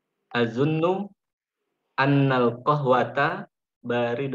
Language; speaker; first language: Arabic; non-native, learner; Indonesian